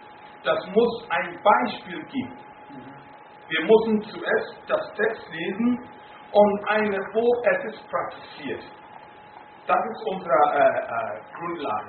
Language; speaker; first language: German; non-native, fluent; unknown